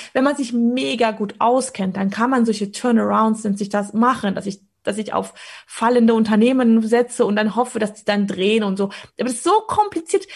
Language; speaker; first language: German; early bilingual, other home language; Polish